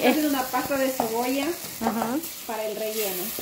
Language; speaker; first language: Spanish; native; Spanish